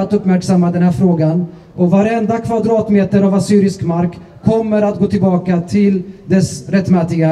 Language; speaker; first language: Swedish; early bilingual, other home language; Assyrian Neo-Aramaic